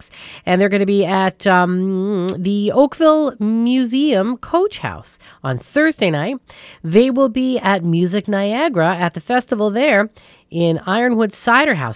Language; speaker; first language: English; native; English